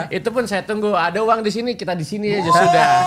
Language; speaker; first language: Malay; non-native, local second language; Indonesian